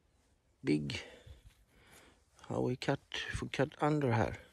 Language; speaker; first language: English; non-native, learner; Swedish